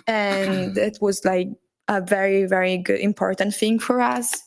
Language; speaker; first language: English; non-native, learner; Italian